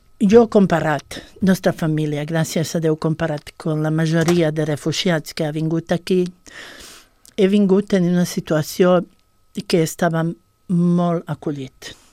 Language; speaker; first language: Catalan; non-native, fluent; Bosnian